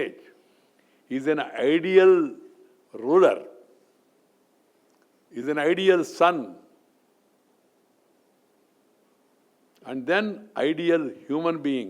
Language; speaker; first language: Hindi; non-native, local second language; Telugu